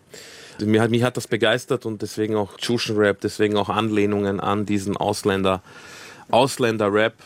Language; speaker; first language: German; early bilingual, other home language; Croatian